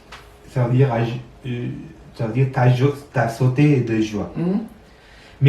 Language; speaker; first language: French; non-native, learner; Sinhala